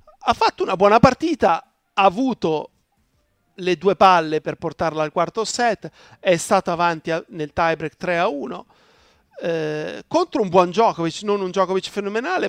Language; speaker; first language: Italian; native; Italian